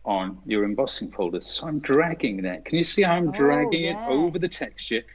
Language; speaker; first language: English; native; English